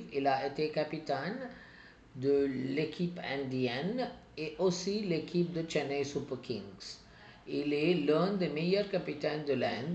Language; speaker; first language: French; non-native, fluent; Tamil